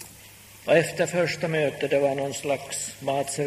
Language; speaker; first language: Swedish; non-native, local second language; Finnish